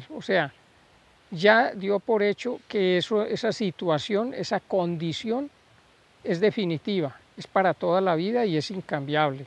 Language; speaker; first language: Spanish; native; Spanish